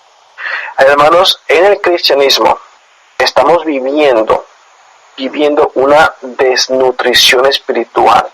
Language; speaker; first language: Spanish; native; Spanish